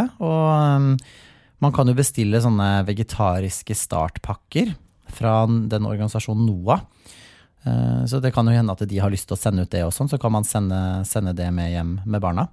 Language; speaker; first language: Norwegian; native; Norwegian